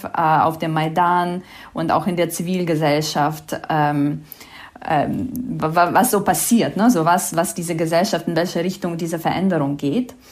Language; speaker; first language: German; non-native, fluent; Ukrainian